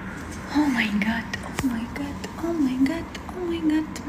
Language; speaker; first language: English; non-native, learner; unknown